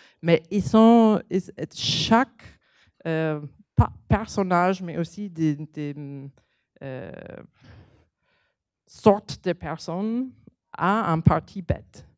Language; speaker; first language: French; non-native, learner; English